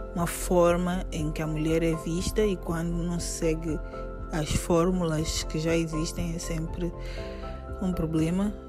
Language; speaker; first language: Portuguese; native; Portuguese